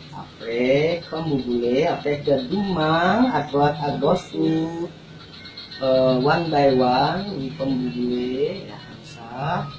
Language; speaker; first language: French; non-native, learner; Indonesian